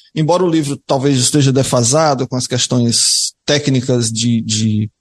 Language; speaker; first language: Portuguese; native; Portuguese